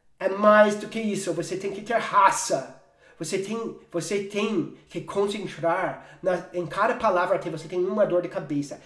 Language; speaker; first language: Portuguese; non-native, fluent; English